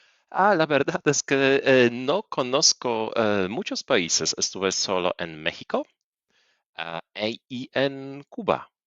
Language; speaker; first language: Spanish; non-native, fluent; Polish